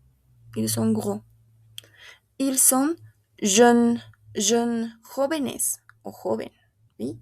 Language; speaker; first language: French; non-native, fluent; Spanish